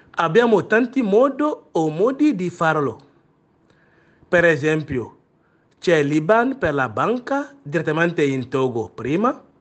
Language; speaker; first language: Italian; non-native, learner; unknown